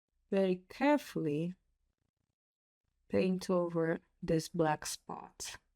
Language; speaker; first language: English; non-native, fluent; Russian